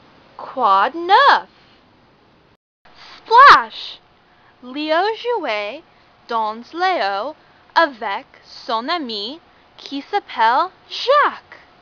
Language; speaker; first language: French; non-native, learner; English